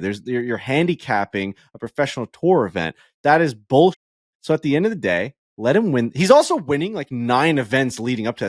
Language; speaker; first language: English; native; English